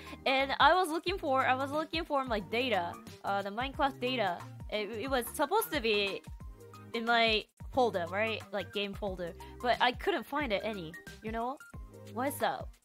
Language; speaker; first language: English; non-native, fluent; Japanese